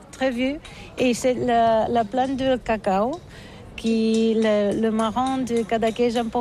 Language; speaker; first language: French; non-native, learner; Catalan